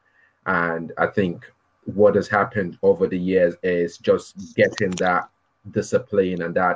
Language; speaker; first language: English; non-native, local second language; Yoruba